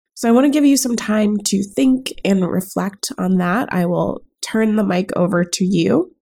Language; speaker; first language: English; native; English